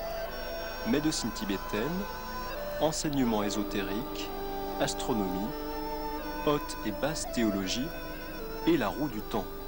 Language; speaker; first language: French; native; French